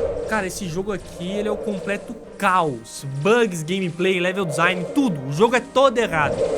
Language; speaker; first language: Portuguese; native; Portuguese